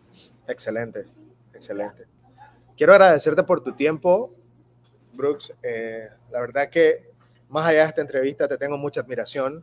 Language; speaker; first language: Spanish; native; Spanish